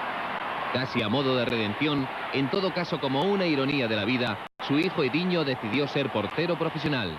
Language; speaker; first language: Spanish; native; Spanish